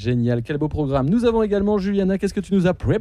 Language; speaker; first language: French; native; French